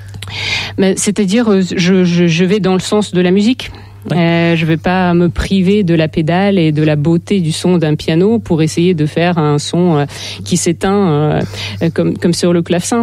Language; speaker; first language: French; non-native, fluent; Russian